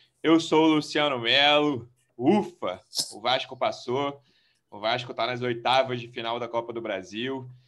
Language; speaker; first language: Portuguese; native; Portuguese